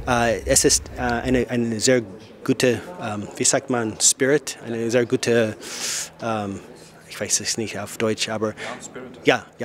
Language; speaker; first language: German; non-native, learner; English